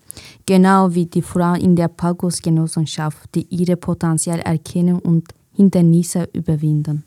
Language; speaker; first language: German; non-native, fluent; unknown